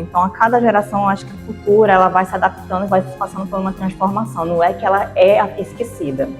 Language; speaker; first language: Portuguese; non-native, fluent; Japanese